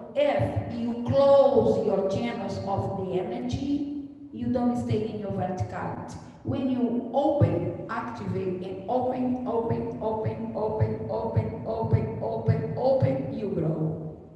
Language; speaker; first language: English; non-native, learner; Portuguese